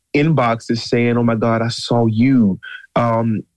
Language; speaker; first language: English; native; English